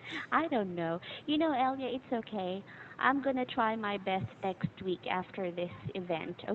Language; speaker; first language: English; non-native, fluent; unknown